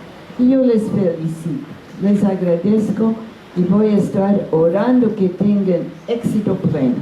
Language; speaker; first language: Spanish; non-native, fluent; English